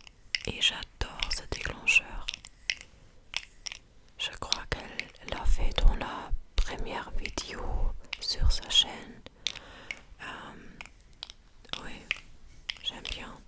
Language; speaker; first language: French; non-native, fluent; English